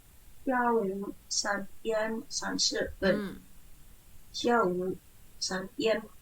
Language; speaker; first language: Chinese; non-native, learner; Indonesian